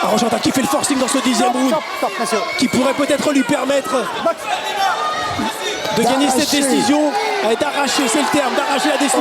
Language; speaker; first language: French; native; French